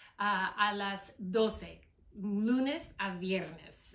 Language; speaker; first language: Spanish; non-native, fluent; English